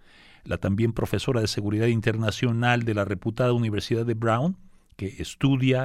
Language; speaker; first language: Spanish; native; Spanish